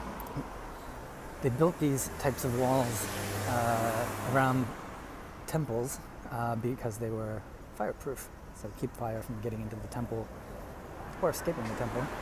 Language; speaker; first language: English; native; English